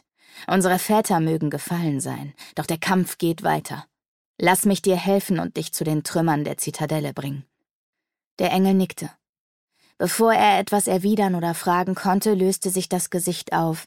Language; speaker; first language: German; native; German